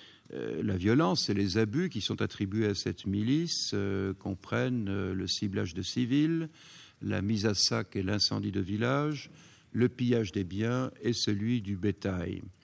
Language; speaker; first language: French; native; French